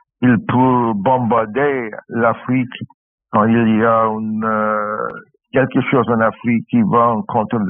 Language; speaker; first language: French; non-native, learner; English